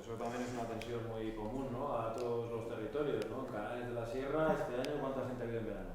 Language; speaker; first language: Spanish; native; Spanish